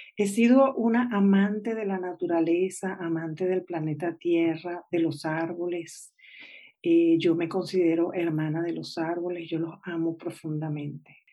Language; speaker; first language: Spanish; native; Spanish